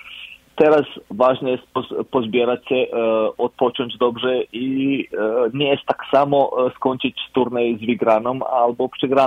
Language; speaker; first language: Polish; non-native, fluent; Croatian